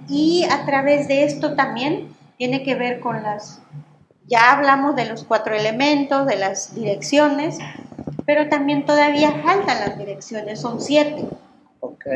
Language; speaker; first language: Spanish; non-native, local second language; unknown